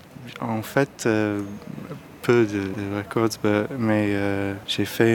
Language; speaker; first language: French; non-native, learner; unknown